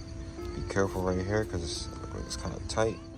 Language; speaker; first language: English; native; English